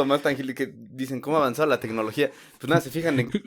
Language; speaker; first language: Spanish; native; Spanish